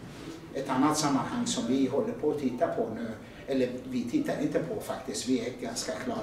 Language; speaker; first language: Swedish; non-native, fluent; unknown